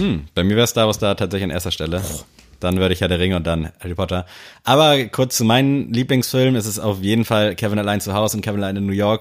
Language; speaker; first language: German; native; German